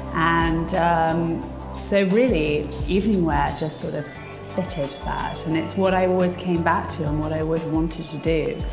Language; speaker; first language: English; native; English